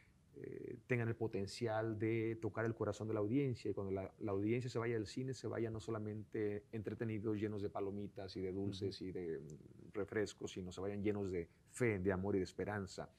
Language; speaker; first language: Spanish; native; Spanish